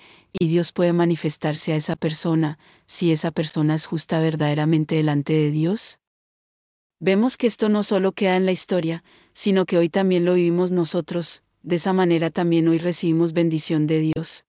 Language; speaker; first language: Spanish; native; Spanish